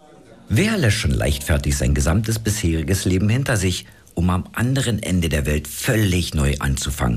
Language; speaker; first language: German; native; German